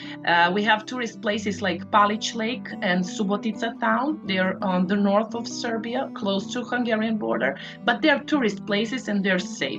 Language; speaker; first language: English; non-native, fluent; Serbian